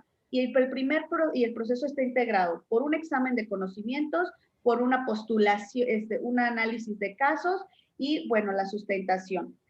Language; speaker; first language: Spanish; native; Spanish